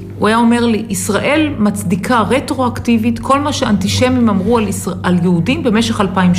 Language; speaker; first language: Hebrew; native; Hebrew